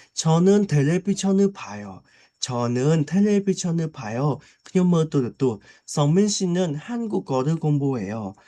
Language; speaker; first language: Korean; non-native, fluent; Khmer